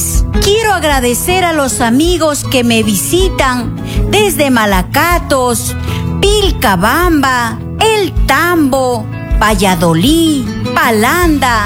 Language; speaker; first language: Spanish; native; Spanish